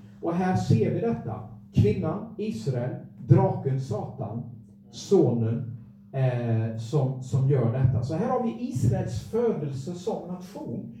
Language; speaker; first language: Swedish; native; Swedish